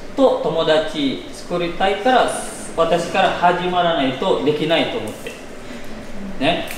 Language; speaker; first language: Japanese; non-native, fluent; Indonesian